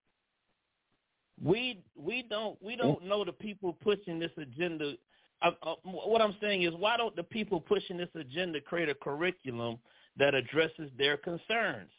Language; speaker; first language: English; native; English